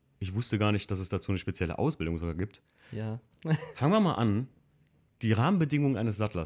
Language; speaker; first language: German; native; German